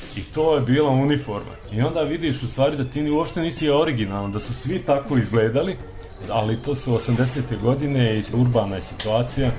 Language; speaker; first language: Serbian; native; Serbian